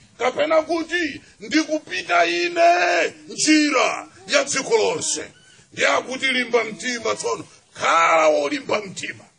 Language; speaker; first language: Nyanja; native; Nyanja